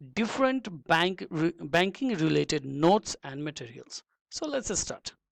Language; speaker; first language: English; non-native, local second language; Nepali